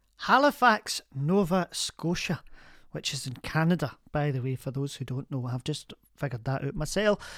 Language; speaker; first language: English; native; English